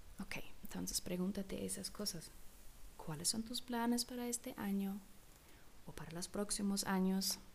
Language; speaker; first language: Spanish; non-native, fluent; German